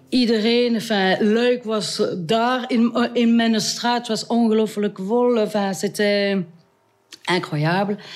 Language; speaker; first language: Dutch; non-native, local second language; French